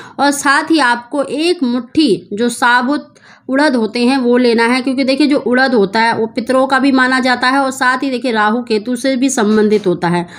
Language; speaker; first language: Hindi; native; Hindi